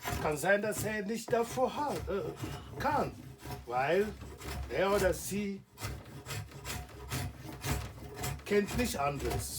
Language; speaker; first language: German; non-native, learner; Igbo